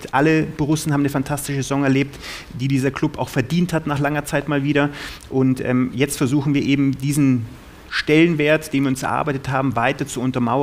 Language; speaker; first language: German; native; German